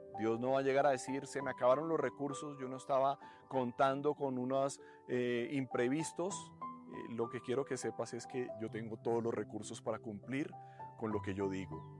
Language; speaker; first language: Spanish; native; Spanish